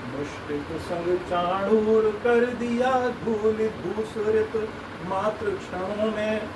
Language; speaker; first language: Hindi; native; Hindi